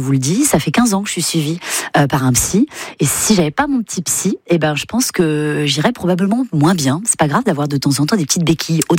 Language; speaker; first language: French; native; French